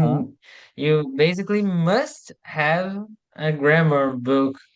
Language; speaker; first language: English; non-native, learner; Portuguese